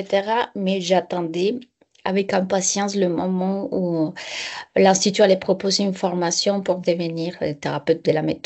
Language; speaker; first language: French; non-native, fluent; Spanish